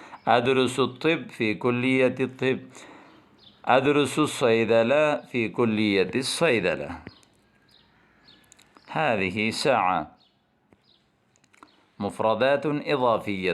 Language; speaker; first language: Arabic; non-native, fluent; Urdu